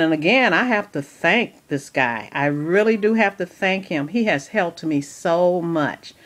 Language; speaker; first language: English; native; English